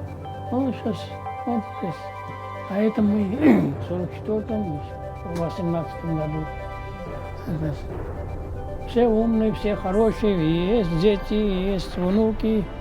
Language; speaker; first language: Russian; non-native, local second language; Armenian